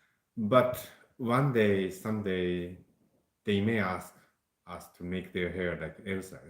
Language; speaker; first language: English; non-native, fluent; Japanese